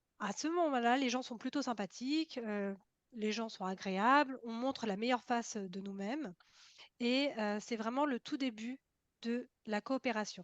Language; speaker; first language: French; native; French